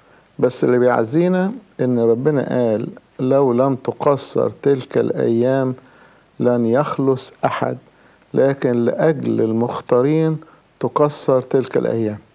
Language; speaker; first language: Arabic; native; Arabic